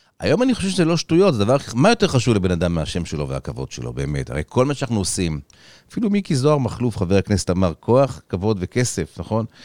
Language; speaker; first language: Hebrew; native; Hebrew